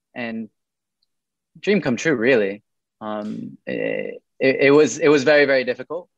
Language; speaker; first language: English; early bilingual, other home language; Arabic